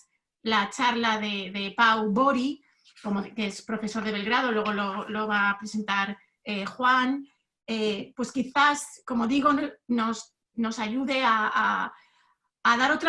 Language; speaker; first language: Spanish; native; Spanish